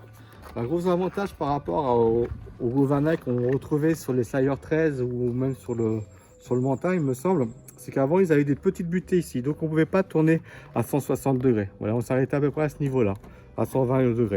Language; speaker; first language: French; native; French